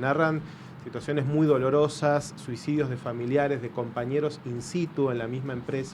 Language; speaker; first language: Spanish; native; Spanish